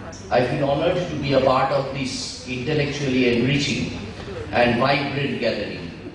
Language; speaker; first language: English; non-native, local second language; Bangla